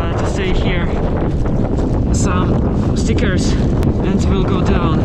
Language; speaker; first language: English; non-native, learner; Russian